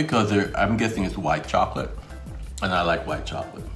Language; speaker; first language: English; native; English